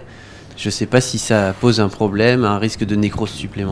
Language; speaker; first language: French; native; French